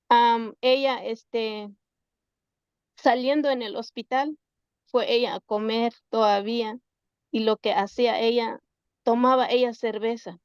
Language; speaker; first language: Spanish; non-native, local second language; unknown